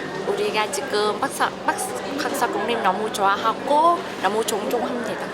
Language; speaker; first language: Korean; non-native, fluent; Vietnamese